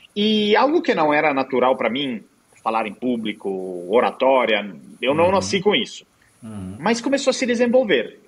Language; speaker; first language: Portuguese; non-native, fluent; Italian